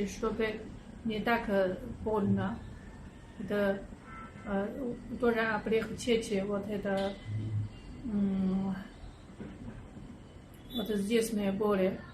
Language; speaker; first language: Russian; non-native, learner; Chinese